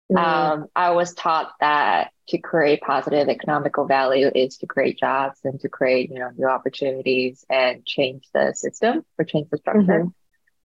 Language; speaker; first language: English; native; English